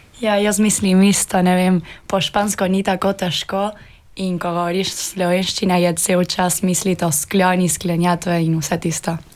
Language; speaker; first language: Slovenian; early bilingual, heritage; Slovenian